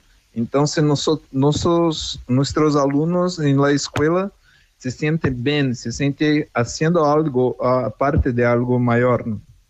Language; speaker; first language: Spanish; non-native, fluent; Portuguese